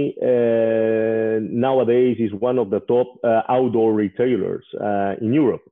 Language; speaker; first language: English; non-native, fluent; Spanish